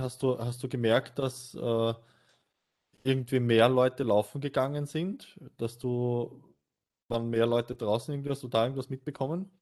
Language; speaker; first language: German; native; German